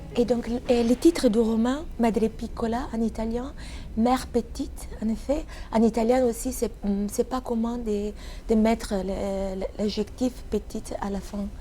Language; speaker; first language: French; non-native, fluent; Italian